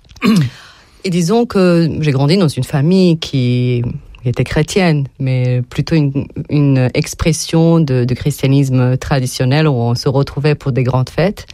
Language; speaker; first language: French; non-native, fluent; Serbian